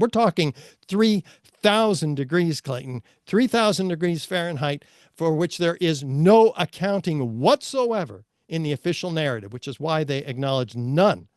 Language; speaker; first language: English; native; English